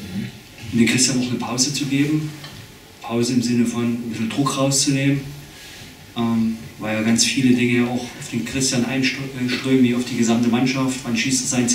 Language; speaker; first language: German; native; German